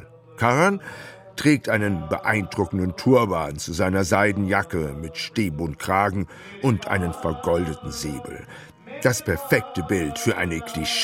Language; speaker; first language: German; native; German